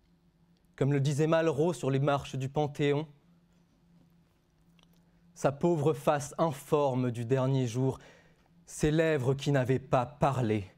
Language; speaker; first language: French; native; French